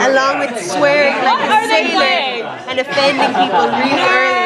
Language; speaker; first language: English; native; English